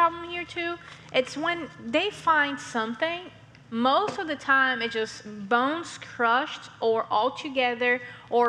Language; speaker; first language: English; non-native, fluent; Portuguese